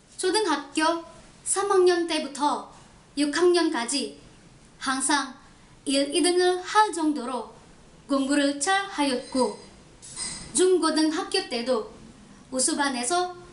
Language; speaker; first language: Korean; non-native, fluent; Indonesian